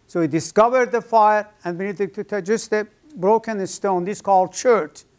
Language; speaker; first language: English; non-native, fluent; Persian